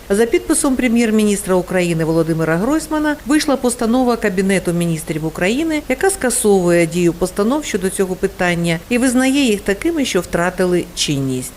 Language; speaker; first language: Ukrainian; native; Ukrainian